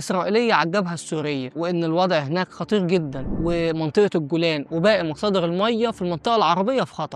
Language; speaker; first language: Arabic; native; Arabic